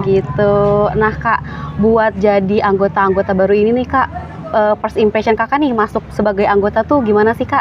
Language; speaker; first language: Indonesian; native; Indonesian